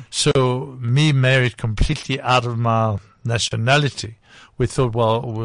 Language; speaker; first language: English; non-native, fluent; French